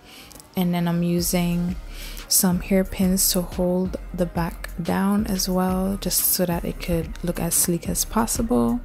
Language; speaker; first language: English; native; English